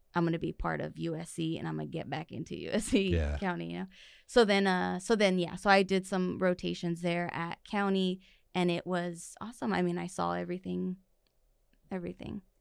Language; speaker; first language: English; native; English